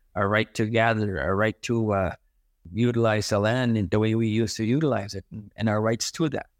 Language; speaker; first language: English; non-native, fluent; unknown